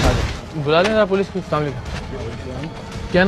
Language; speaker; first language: Urdu; native; Urdu